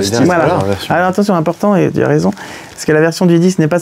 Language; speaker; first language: French; native; French